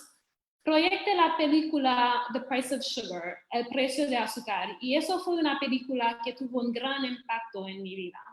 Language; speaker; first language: Spanish; non-native, fluent; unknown